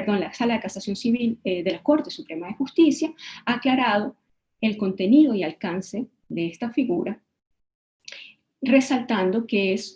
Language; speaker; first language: Spanish; native; Spanish